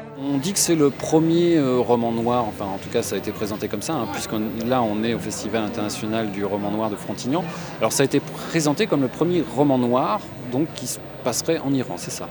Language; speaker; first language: French; native; French